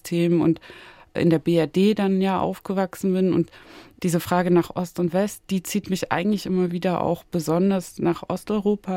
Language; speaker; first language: German; native; German